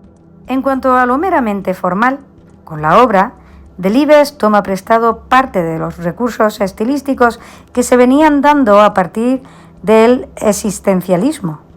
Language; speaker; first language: Spanish; native; Spanish